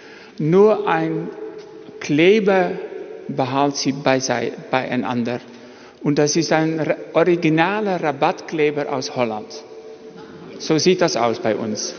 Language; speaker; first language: German; non-native, fluent; Dutch